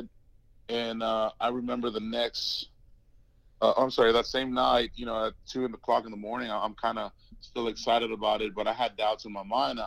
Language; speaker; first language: English; native; English